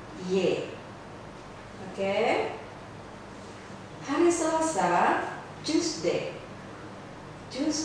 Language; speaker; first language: English; non-native, fluent; Indonesian